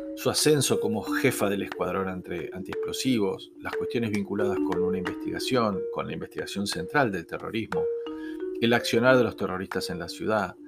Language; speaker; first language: Spanish; native; Spanish